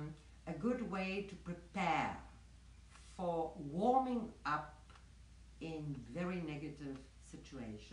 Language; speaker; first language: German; non-native, fluent; Afrikaans